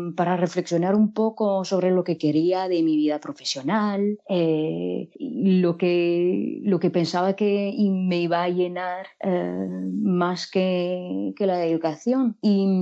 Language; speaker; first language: Spanish; non-native, fluent; French